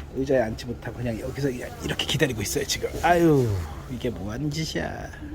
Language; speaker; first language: Korean; native; Korean